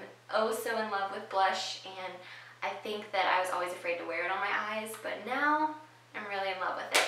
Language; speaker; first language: English; native; English